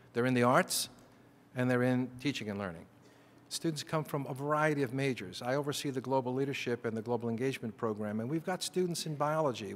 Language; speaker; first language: English; native; English